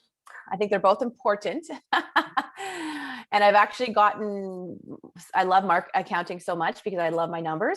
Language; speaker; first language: English; native; English